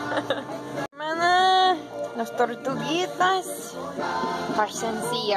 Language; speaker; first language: Spanish; non-native, learner; English